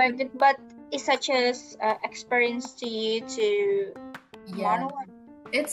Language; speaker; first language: English; non-native, learner; Indonesian